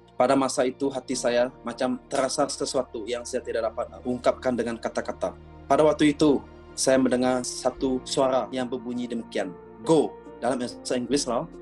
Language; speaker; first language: Malay; non-native, local second language; Iban